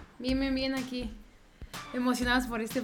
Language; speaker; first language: Spanish; native; Spanish